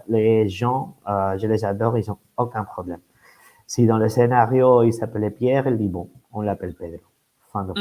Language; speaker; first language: French; non-native, fluent; Spanish